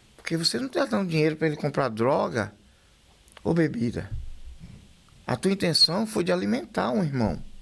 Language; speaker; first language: Portuguese; native; Portuguese